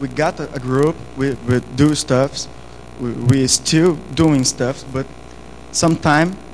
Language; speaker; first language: English; non-native, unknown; Portuguese